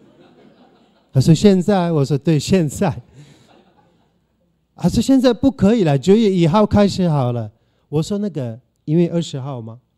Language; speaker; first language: Chinese; non-native, fluent; Turkish